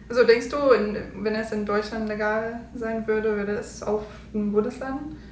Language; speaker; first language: German; non-native, learner; English